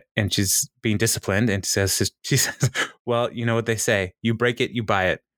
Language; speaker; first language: English; native; English